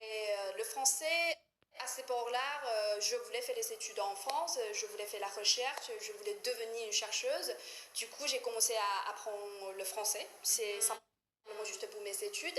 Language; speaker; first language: French; non-native, fluent; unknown